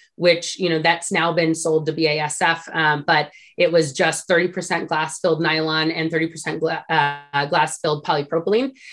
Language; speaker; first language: English; native; English